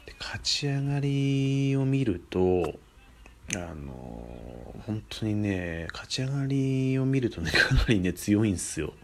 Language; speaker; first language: Japanese; native; Japanese